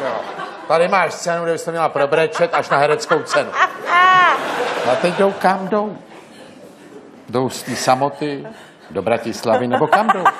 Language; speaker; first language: Czech; native; Czech